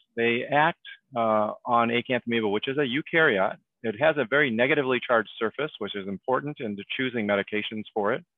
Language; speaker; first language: English; native; English